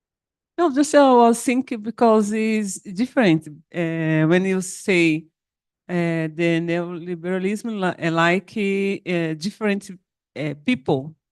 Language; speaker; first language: English; non-native, learner; Portuguese